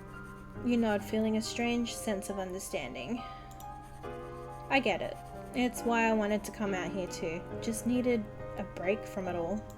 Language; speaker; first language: English; native; English